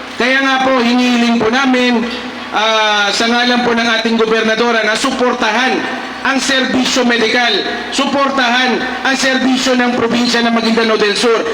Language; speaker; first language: Filipino; non-native, local second language; Maguindanaon